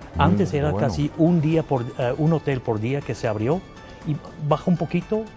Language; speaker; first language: Spanish; non-native, fluent; Swiss German